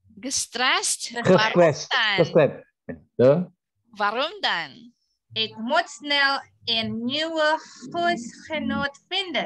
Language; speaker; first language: Dutch; non-native, learner; Indonesian